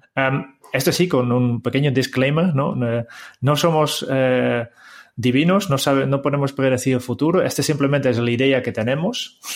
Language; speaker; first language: Spanish; non-native, fluent; Dutch